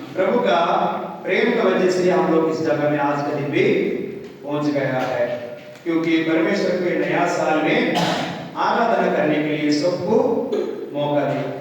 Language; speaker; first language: Hindi; non-native, local second language; Telugu